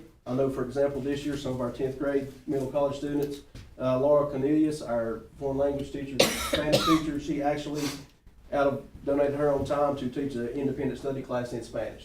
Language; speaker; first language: English; native; English